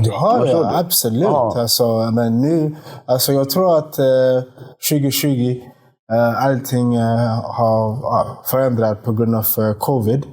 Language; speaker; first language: Swedish; non-native, fluent; English